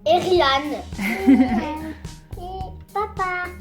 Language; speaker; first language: French; native; French